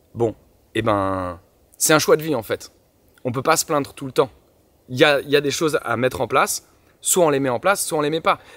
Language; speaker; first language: French; native; French